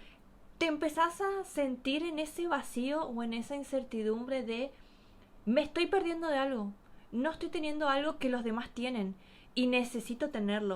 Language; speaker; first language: Spanish; native; Spanish